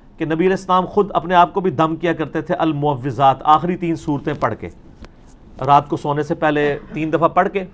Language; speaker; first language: Urdu; native; Urdu